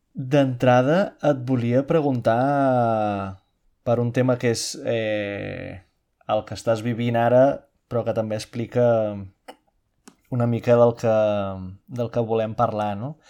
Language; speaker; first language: Catalan; non-native, fluent; Portuguese